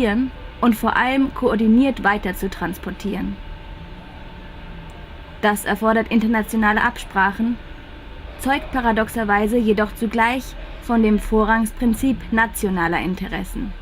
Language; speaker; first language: German; native; German